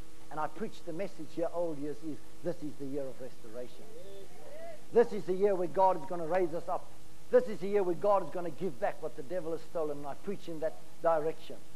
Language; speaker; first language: English; non-native, local second language; Afrikaans